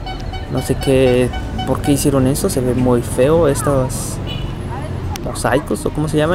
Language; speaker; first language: Spanish; native; Spanish